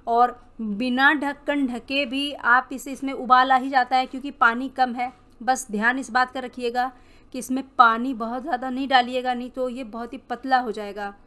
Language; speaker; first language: Hindi; native; Hindi